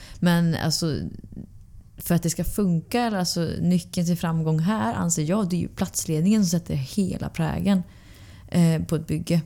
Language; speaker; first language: Swedish; native; Swedish